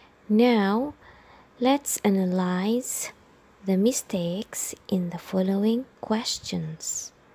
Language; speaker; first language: English; non-native, fluent; Indonesian